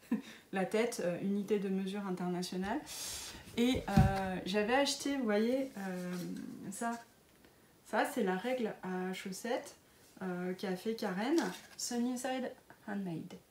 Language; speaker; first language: French; native; French